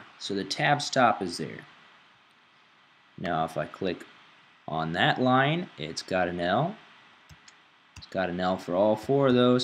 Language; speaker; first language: English; native; English